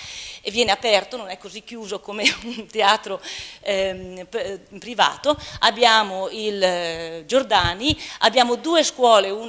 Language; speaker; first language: Italian; native; Italian